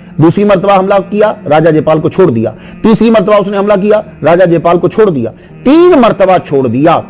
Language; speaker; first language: Urdu; native; Urdu